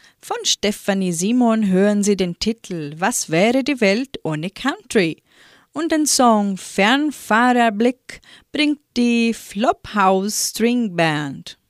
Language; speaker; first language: German; native; German